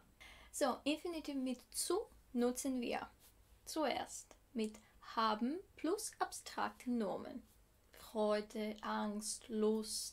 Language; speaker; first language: German; non-native, fluent; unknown